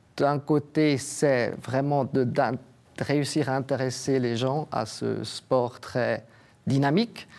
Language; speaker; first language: French; native; French